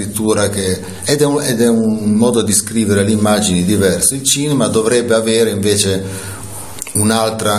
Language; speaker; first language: Italian; native; Italian